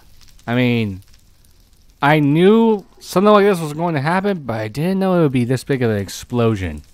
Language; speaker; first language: English; native; English